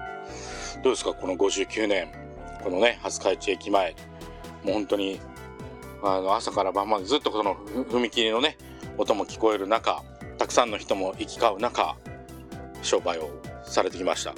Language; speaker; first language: Japanese; native; Japanese